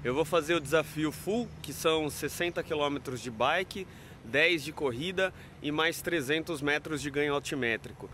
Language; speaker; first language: Portuguese; native; Portuguese